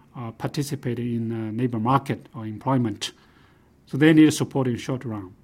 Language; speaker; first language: English; non-native, fluent; Chinese